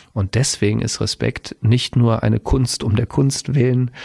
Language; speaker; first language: German; native; German